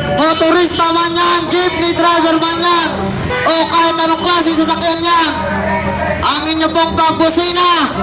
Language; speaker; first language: Filipino; native; Filipino